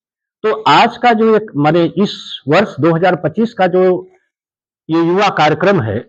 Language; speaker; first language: Hindi; native; Hindi